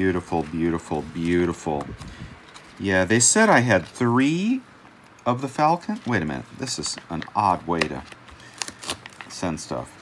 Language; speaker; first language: English; native; English